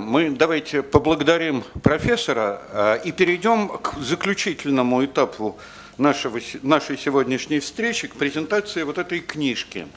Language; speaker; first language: Russian; native; Russian